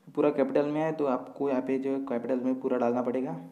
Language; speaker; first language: Hindi; non-native, local second language; Marathi